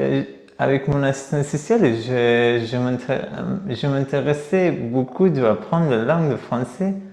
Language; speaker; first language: French; non-native, learner; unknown